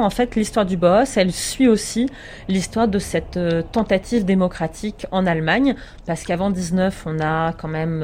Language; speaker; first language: French; native; French